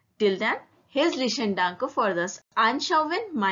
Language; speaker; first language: German; non-native, learner; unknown